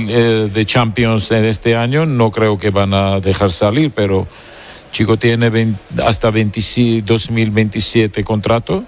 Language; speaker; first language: Spanish; non-native, learner; Georgian